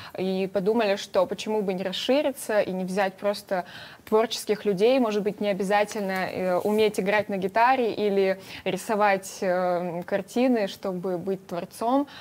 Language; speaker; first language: Russian; native; Russian